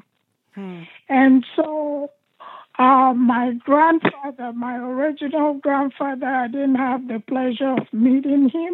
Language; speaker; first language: English; non-native, local second language; Igbo